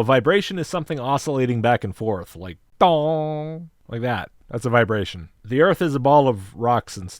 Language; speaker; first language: English; native; English